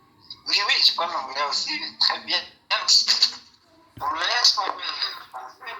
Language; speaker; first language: French; non-native, learner; Swahili